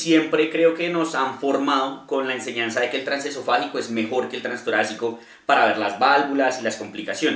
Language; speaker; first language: Spanish; native; Spanish